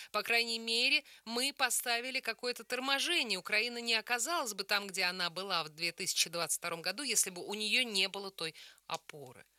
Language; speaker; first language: Russian; native; Russian